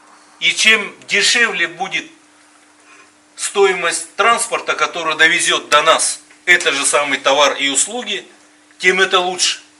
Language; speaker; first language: Russian; non-native, local second language; Tuvinian